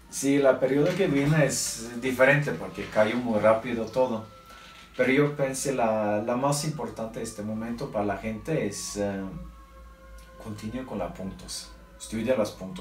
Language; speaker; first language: Spanish; non-native, learner; Norwegian